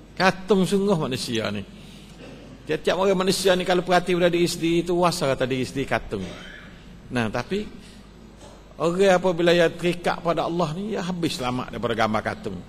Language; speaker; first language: Malay; native; Malay